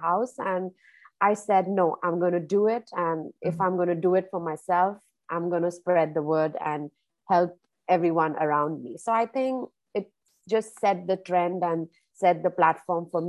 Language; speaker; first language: English; non-native, local second language; Hindi